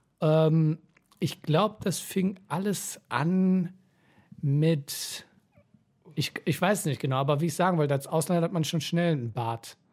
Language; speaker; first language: German; early bilingual, other home language; Persian